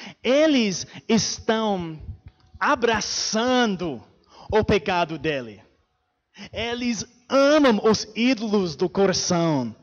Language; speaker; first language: Portuguese; non-native, fluent; English